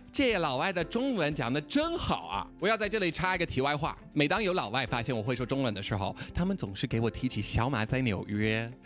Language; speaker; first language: Chinese; non-native, fluent; English